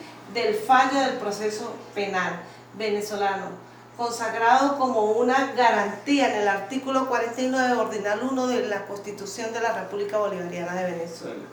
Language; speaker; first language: Spanish; native; Spanish